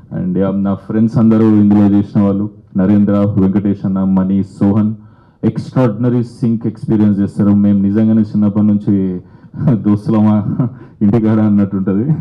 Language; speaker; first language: Telugu; native; Telugu